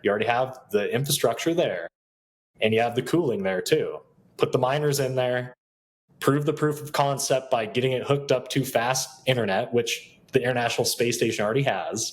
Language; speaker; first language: English; native; English